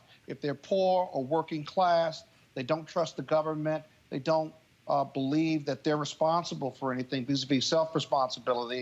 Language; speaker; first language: English; native; English